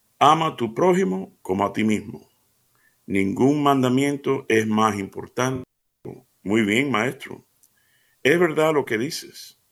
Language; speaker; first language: Spanish; early bilingual, heritage; Spanish